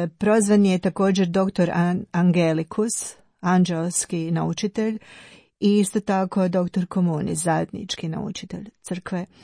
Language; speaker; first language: Croatian; native; Croatian